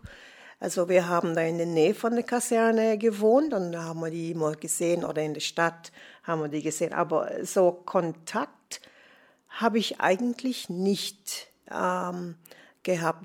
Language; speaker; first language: German; non-native, fluent; English